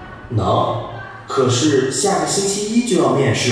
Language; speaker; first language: Chinese; non-native, learner; Vietnamese